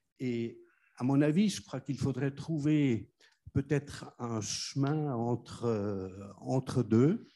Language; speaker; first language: French; non-native, fluent; German